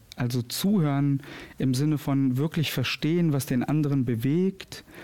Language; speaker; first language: German; early bilingual, other home language; Albanian